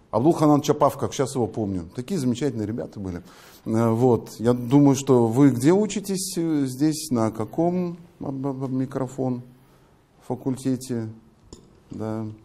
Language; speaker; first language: Russian; native; Russian